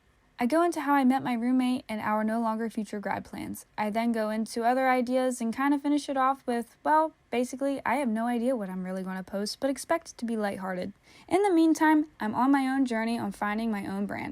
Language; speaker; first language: English; native; English